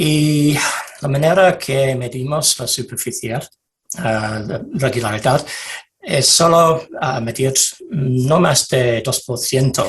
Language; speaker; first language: Spanish; non-native, fluent; English